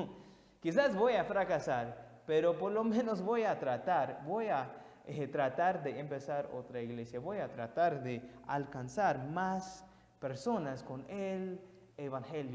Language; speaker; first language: Spanish; non-native, fluent; English